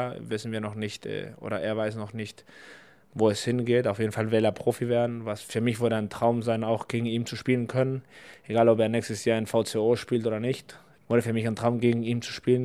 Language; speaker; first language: German; non-native, fluent; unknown